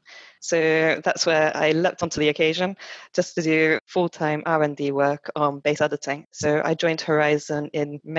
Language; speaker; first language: English; non-native, fluent; French